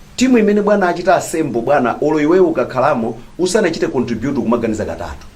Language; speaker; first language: Nyanja; native; Nyanja